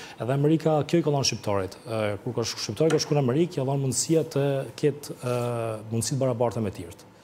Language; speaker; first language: Albanian; early bilingual, heritage; Albanian